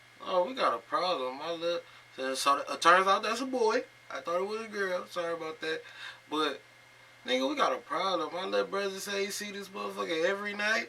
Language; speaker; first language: English; native; English